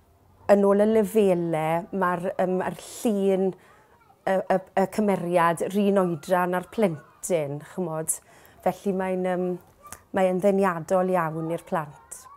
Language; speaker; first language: Welsh; native; Welsh